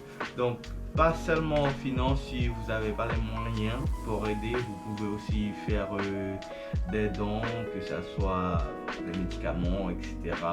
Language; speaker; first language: French; non-native, fluent; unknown